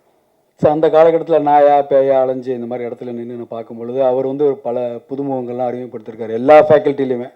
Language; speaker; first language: Tamil; native; Tamil